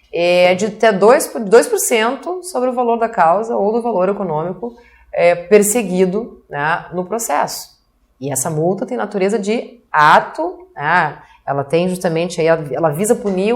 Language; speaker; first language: Portuguese; native; Portuguese